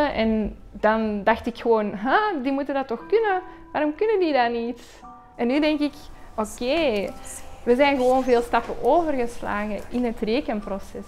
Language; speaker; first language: Dutch; native; Dutch